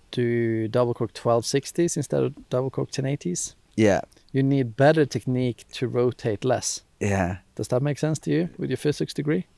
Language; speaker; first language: English; non-native, fluent; Swedish